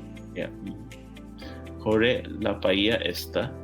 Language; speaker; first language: Spanish; non-native, learner; English